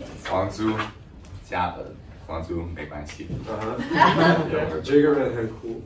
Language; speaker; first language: Chinese; non-native, learner; English